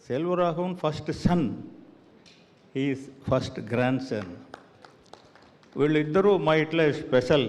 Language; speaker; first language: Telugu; non-native, learner; Tamil